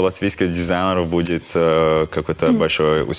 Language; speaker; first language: Russian; non-native, local second language; Latvian